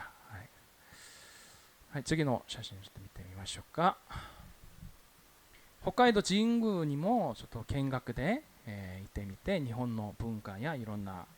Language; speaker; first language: Japanese; non-native, fluent; Korean